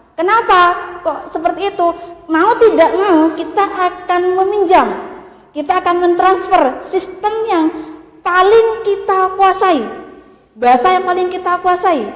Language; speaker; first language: Indonesian; non-native, local second language; Madurese